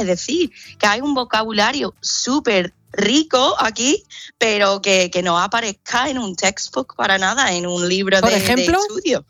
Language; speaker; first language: Spanish; non-native, fluent; English